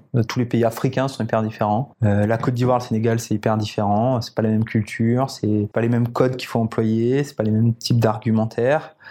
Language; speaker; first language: French; native; French